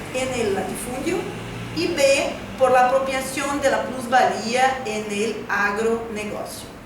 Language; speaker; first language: Spanish; non-native, fluent; Portuguese